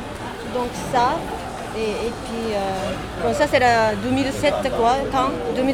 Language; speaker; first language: French; non-native, learner; Japanese